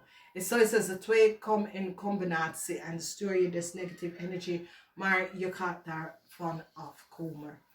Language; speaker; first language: Dutch; non-native, learner; English